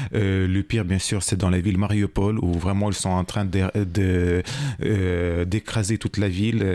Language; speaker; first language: French; non-native, fluent; Ukrainian